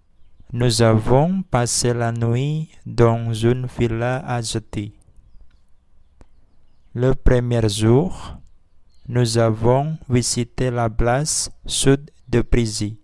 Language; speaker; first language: French; non-native, learner; Indonesian